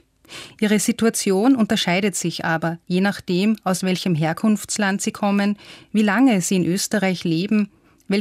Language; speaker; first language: German; native; German